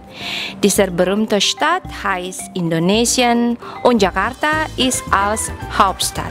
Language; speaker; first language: German; non-native, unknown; Indonesian